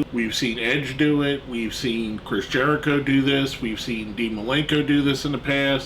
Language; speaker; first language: English; native; English